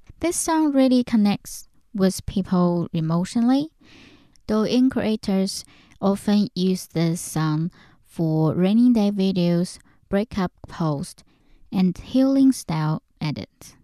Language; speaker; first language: English; non-native, fluent; Chinese